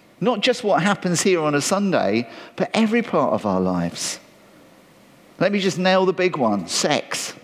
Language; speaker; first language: English; native; English